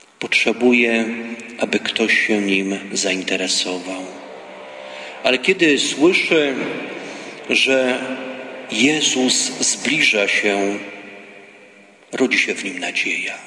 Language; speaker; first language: Polish; native; Polish